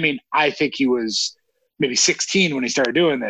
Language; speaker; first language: English; native; English